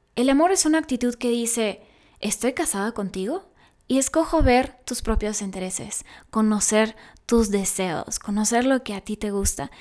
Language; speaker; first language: Spanish; non-native, fluent; Russian